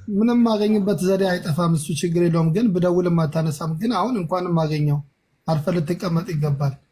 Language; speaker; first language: Amharic; non-native, local second language; Oromo